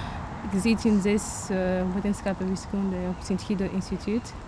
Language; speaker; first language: Dutch; non-native, learner; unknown